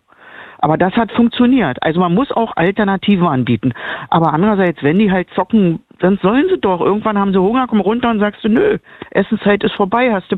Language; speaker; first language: German; native; German